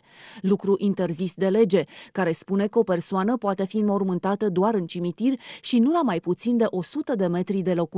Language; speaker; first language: Romanian; native; Romanian